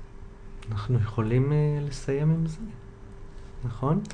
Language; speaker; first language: Hebrew; native; Hebrew